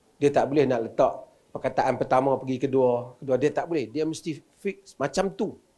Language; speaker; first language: Malay; native; Malay